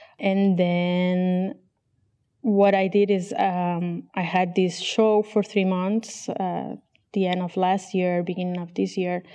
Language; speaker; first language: English; non-native, fluent; Catalan